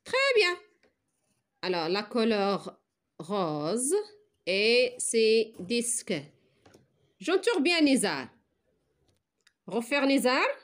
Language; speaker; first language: French; non-native, local second language; Arabic